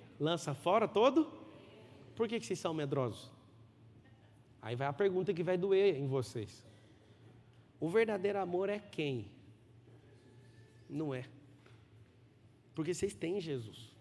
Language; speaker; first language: Portuguese; native; Portuguese